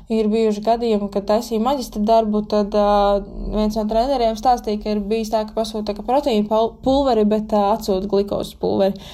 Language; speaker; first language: Latvian; native; Latvian